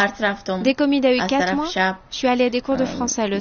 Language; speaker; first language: French; non-native, fluent; Persian